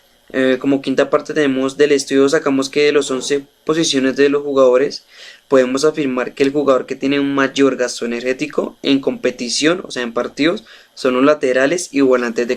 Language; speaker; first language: Spanish; native; Spanish